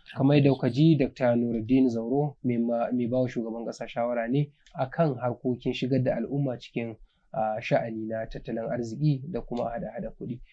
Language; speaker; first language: Hausa; native; Hausa